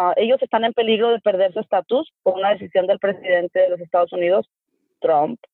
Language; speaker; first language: Spanish; native; Spanish